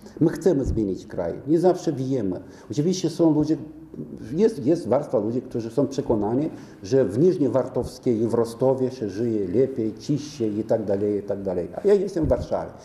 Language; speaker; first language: Polish; non-native, fluent; Romanian